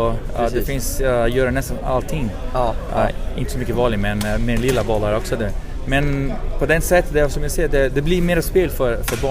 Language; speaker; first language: Swedish; non-native, fluent; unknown